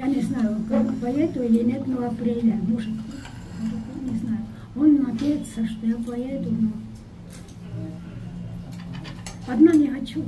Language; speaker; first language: Russian; non-native, fluent; Estonian